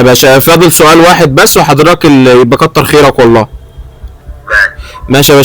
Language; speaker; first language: Arabic; native; Arabic